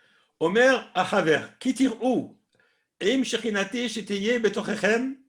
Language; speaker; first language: Hebrew; non-native, fluent; French